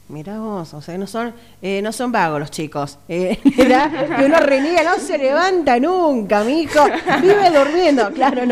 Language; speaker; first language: Spanish; native; Spanish